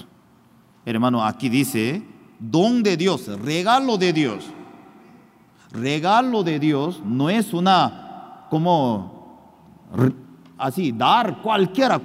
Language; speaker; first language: Spanish; non-native, fluent; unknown